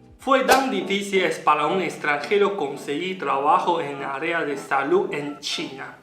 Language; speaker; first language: Spanish; non-native, learner; Chinese